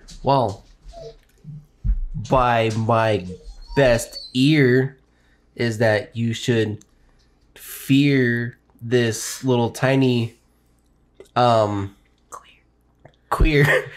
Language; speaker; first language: English; native; English